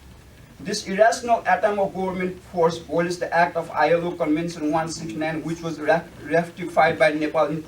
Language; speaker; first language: English; non-native, fluent; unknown